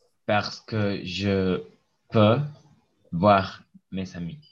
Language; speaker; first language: French; non-native, learner; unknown